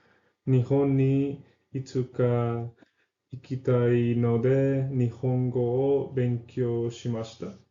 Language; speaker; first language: Japanese; non-native, learner; English